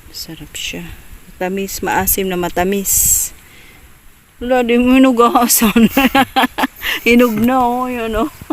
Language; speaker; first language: Filipino; native; Filipino